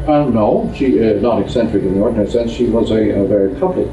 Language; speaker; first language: English; native; English